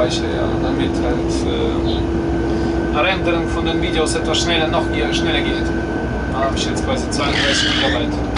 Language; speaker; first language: German; non-native, fluent; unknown